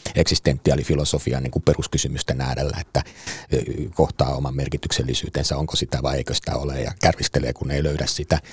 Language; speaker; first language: Finnish; native; Finnish